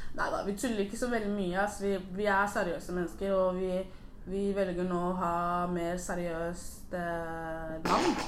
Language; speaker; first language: Norwegian; early bilingual, other home language; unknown